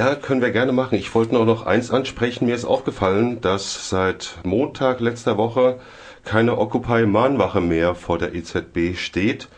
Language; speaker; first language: German; native; German